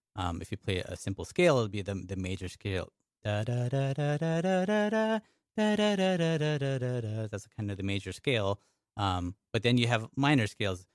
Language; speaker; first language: English; native; English